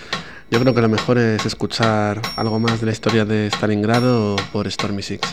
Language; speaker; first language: Spanish; native; Spanish